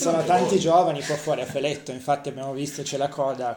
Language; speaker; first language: Italian; native; Italian